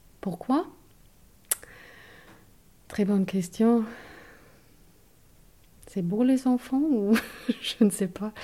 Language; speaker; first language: French; non-native, fluent; German